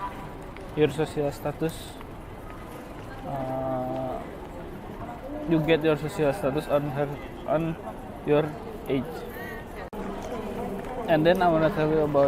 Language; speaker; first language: English; non-native, learner; Korean